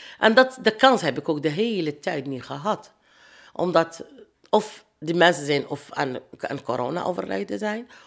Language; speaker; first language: Dutch; non-native, fluent; Arabic